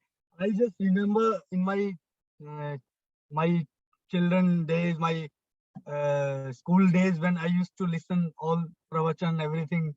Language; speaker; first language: English; non-native, local second language; Hindi